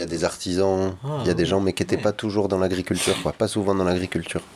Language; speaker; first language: French; native; French